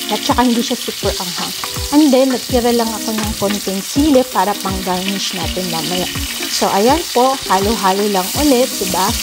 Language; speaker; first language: Filipino; non-native, local second language; Cebuano